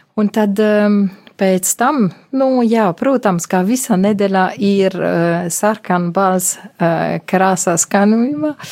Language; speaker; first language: Latvian; non-native, fluent; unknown